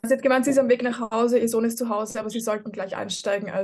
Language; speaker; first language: German; native; German